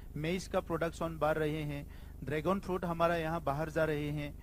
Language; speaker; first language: Hindi; non-native, local second language; Bodo